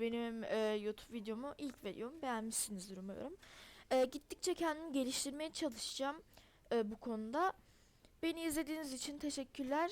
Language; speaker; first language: Turkish; native; Turkish